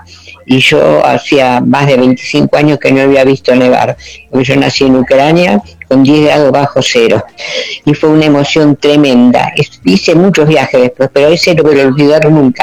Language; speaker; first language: Spanish; native; Spanish